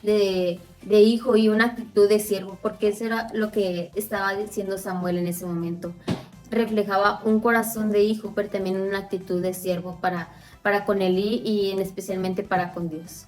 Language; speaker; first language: Spanish; native; Spanish